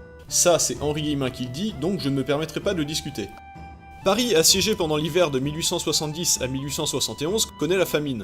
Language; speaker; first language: French; native; French